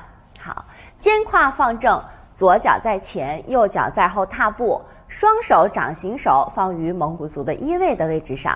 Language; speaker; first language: Chinese; native; Chinese